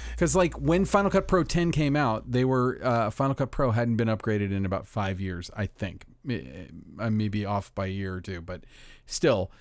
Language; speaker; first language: English; native; English